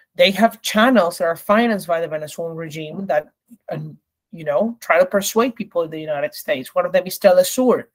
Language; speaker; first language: English; early bilingual, other home language; Spanish